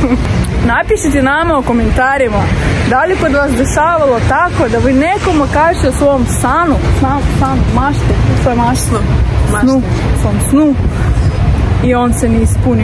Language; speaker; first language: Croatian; non-native, learner; Russian